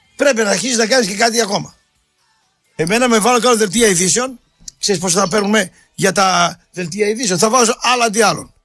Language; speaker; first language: Greek; native; Greek